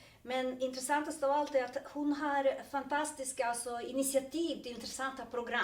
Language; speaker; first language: Swedish; non-native, fluent; Serbian